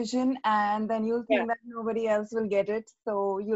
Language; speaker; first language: English; non-native, local second language; Hindi